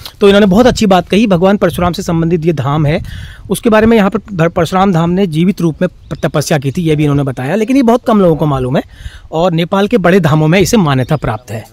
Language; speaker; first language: Hindi; native; Hindi